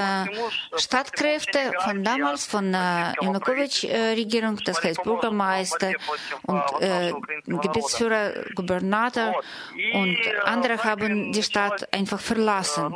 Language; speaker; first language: German; non-native, fluent; Russian